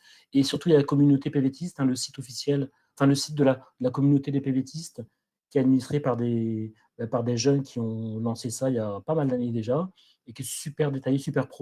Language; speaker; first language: French; native; French